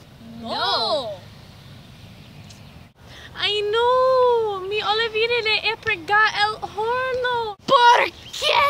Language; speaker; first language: Spanish; non-native, learner; English